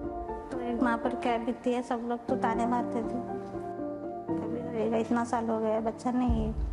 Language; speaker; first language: Hindi; non-native, local second language; Konkani